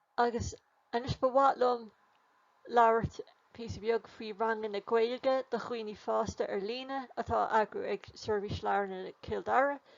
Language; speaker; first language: Irish; non-native, local second language; English